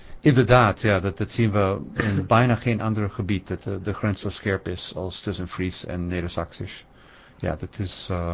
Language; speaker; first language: Dutch; non-native, fluent; English